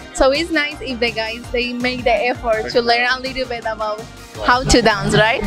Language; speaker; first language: English; non-native, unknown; Spanish